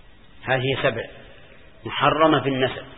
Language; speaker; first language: Arabic; native; Arabic